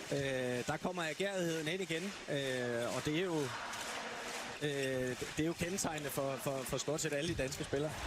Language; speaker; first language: Danish; native; Danish